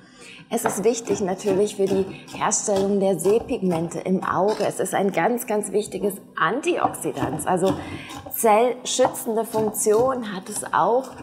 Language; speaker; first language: German; native; German